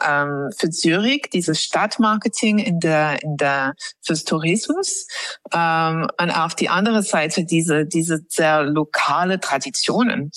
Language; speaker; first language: German; non-native, fluent; English